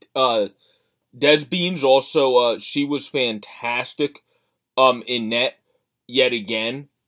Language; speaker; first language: English; native; English